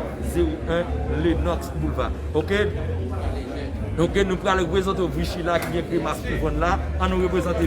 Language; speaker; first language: French; non-native, local second language; Haitian Creole